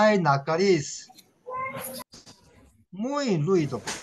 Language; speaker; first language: Spanish; non-native, learner; Korean